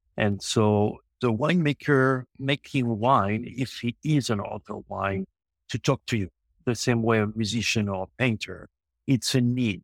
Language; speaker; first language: English; non-native, local second language; French